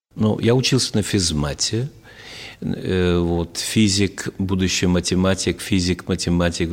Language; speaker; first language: Russian; native; Russian